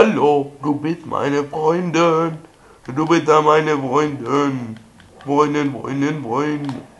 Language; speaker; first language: German; non-native, learner; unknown